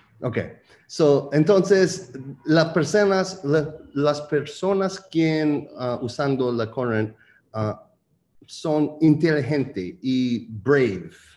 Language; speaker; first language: Spanish; non-native, learner; English